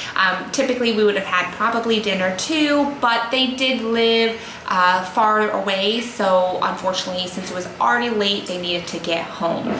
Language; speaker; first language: English; native; English